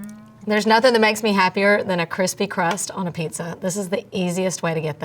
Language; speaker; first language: English; native; English